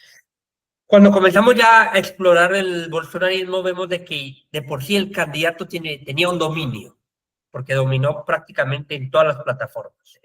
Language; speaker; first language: Spanish; native; Spanish